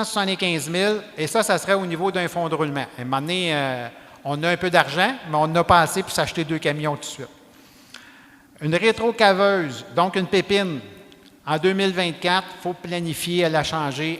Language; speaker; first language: French; native; French